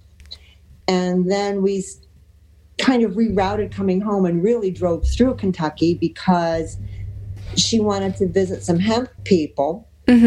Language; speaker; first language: English; native; English